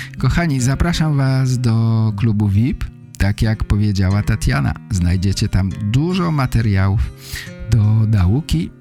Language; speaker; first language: Polish; native; Polish